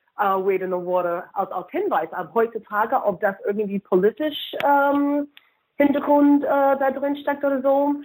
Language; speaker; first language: German; non-native, fluent; English